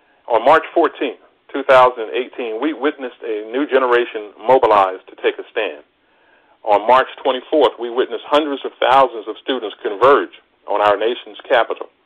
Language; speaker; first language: English; native; English